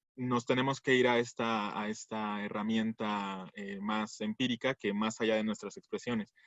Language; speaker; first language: Spanish; native; Spanish